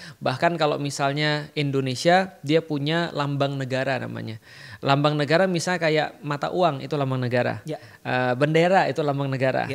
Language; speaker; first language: Indonesian; native; Indonesian